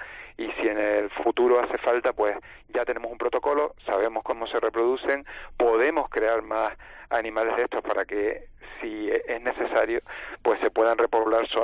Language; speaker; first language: Spanish; native; Spanish